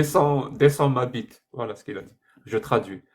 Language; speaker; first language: French; native; French